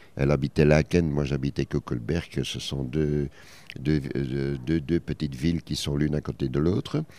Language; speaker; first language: French; native; French